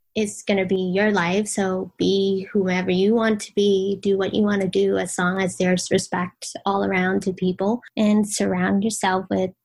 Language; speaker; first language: English; early bilingual, other home language; Vietnamese